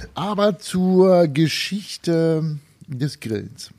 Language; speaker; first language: German; native; German